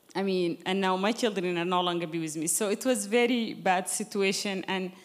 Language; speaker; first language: English; non-native, fluent; Arabic